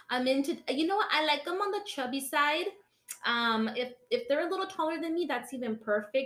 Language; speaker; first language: English; early bilingual, other home language; Spanish